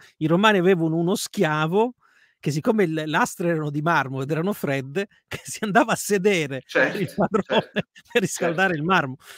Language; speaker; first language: Italian; native; Italian